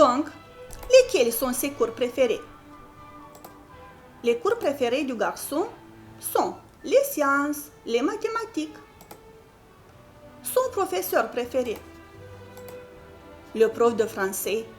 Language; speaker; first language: French; non-native, fluent; Romanian